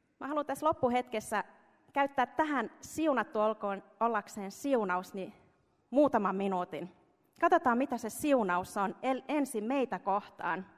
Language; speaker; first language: Finnish; early bilingual, heritage; Finnish